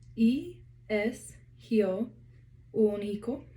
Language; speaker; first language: Spanish; non-native, learner; English